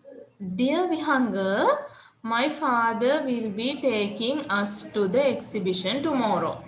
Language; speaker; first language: English; non-native, fluent; Sinhala